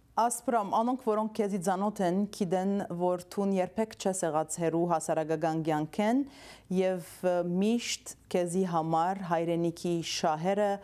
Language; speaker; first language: Armenian; early bilingual, heritage; Armenian